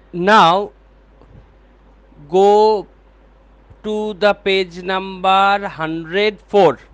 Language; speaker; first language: English; non-native, local second language; Bangla